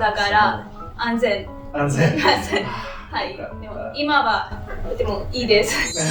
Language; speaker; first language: Japanese; non-native, learner; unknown